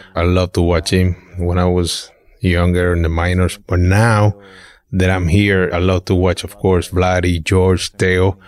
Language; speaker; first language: English; non-native, fluent; Spanish